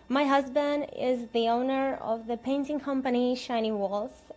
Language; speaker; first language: English; non-native, fluent; Ukrainian